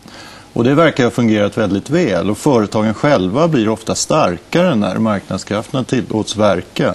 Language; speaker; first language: Swedish; native; Swedish